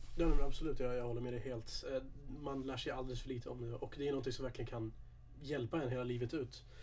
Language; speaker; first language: Swedish; early bilingual, other home language; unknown